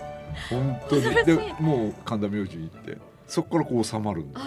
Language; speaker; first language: Japanese; native; Japanese